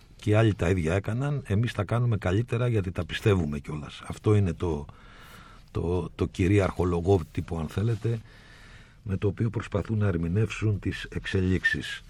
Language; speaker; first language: Greek; native; Greek